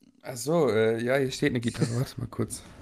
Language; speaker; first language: German; native; German